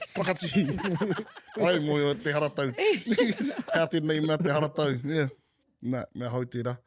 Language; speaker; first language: Māori; native; Māori